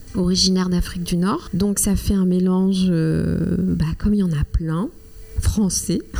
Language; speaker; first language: French; non-native, local second language; Kinyarwanda